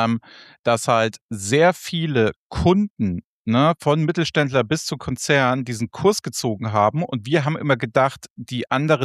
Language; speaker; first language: German; native; German